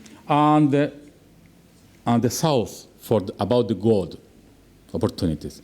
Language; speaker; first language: English; non-native, learner; Spanish